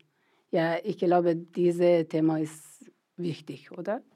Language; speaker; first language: German; non-native, learner; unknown